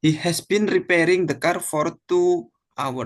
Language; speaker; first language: English; non-native, fluent; Indonesian